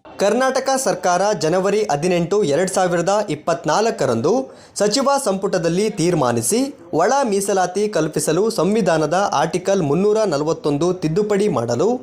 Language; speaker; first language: Kannada; native; Kannada